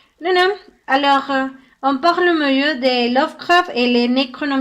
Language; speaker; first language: French; non-native, learner; Spanish